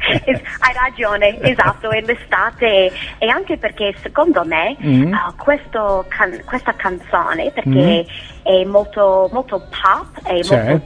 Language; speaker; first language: Italian; non-native, learner; English